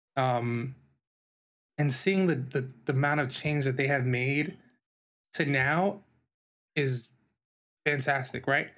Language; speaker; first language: English; native; English